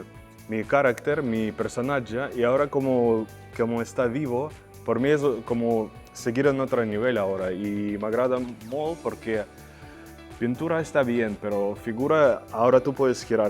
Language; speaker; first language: Spanish; non-native, learner; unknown